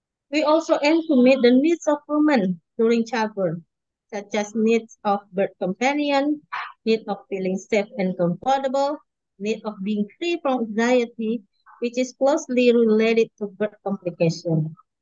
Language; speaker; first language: English; non-native, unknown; Indonesian